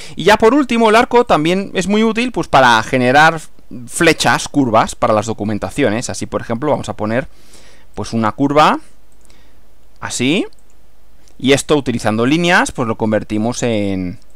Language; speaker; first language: Spanish; native; Spanish